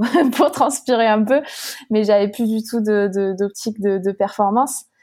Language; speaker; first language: French; native; French